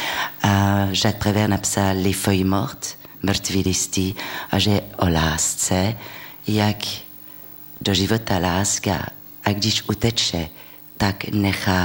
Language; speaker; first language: Czech; non-native, fluent; French